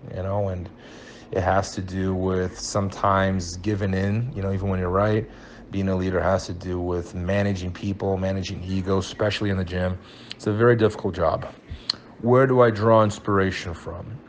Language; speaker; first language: English; early bilingual, other home language; Portuguese